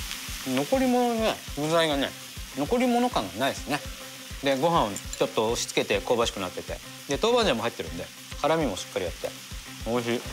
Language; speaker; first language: Japanese; native; Japanese